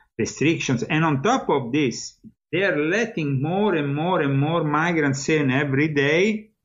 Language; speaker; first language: English; non-native, fluent; Italian